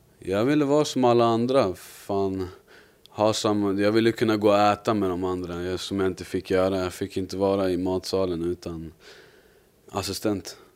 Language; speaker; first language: Swedish; native; Swedish